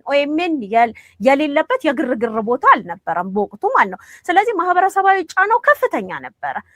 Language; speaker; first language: Amharic; native; Amharic